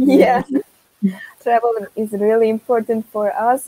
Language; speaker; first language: English; non-native, fluent; Turkish